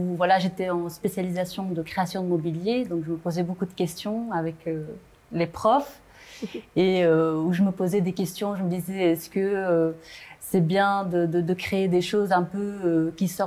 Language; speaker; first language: French; non-native, local second language; Arabic